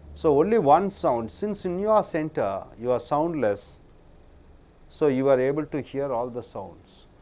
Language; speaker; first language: English; non-native, local second language; Tamil